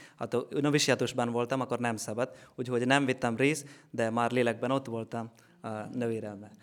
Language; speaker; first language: Hungarian; non-native, learner; Malayalam